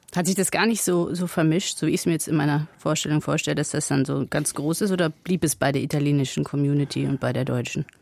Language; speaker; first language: German; native; German